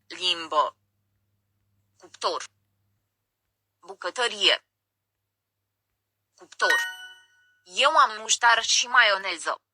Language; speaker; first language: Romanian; non-native, learner; Ukrainian